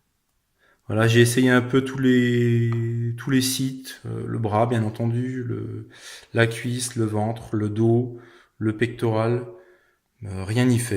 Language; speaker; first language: French; native; French